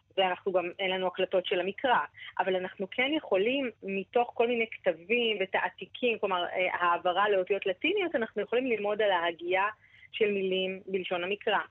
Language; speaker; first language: Hebrew; native; Hebrew